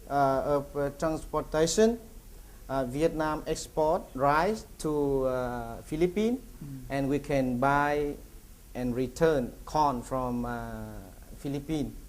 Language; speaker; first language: English; non-native, learner; Vietnamese